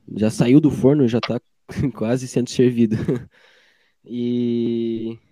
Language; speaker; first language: Portuguese; native; Portuguese